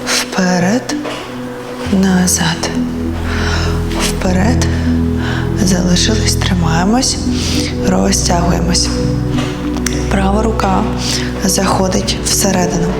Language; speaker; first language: Ukrainian; native; Ukrainian